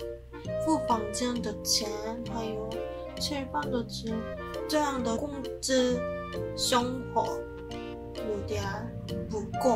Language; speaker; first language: Chinese; non-native, learner; Korean